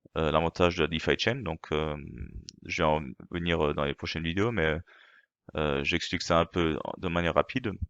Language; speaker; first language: French; non-native, fluent; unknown